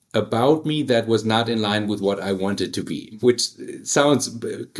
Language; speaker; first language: English; early bilingual, other home language; German